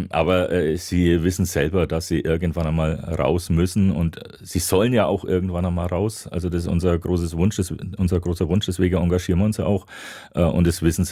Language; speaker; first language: German; native; German